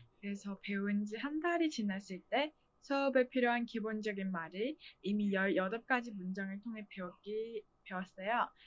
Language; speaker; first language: Korean; non-native, fluent; Chinese